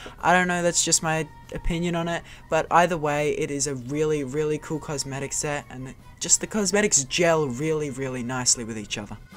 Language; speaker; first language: English; native; English